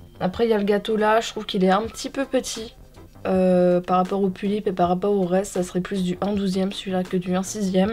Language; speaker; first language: French; native; French